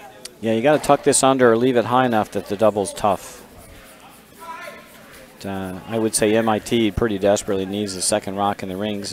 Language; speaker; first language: English; native; English